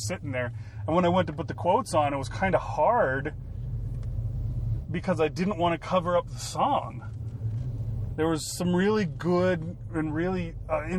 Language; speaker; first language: English; native; English